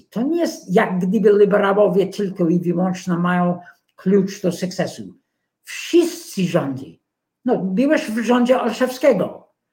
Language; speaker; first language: Polish; non-native, fluent; English